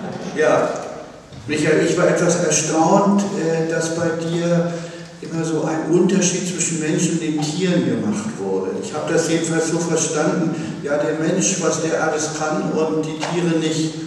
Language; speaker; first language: German; native; German